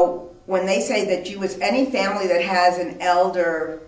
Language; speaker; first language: English; native; English